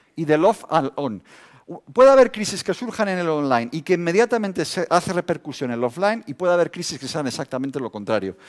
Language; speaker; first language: Spanish; native; Spanish